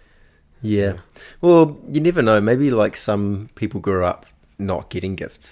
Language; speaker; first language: English; native; English